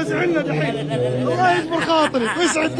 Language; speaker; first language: Arabic; native; Arabic